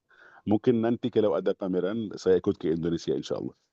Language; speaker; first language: Indonesian; non-native, fluent; Arabic